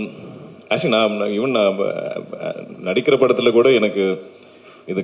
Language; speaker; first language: Tamil; non-native, local second language; Malayalam